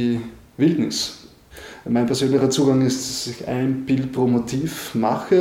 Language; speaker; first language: German; native; German